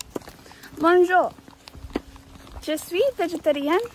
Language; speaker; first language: French; non-native, learner; English